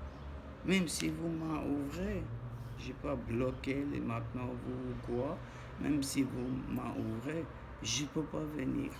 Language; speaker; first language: French; non-native, learner; Armenian